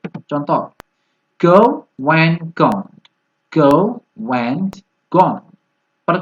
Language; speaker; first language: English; non-native, fluent; Indonesian